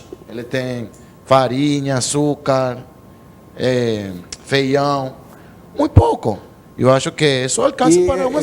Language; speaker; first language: Portuguese; non-native, learner; Spanish